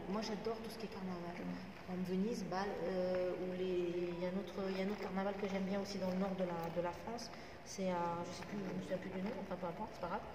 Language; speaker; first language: French; non-native, local second language; Arabic